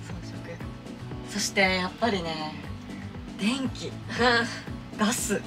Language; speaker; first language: Japanese; native; Japanese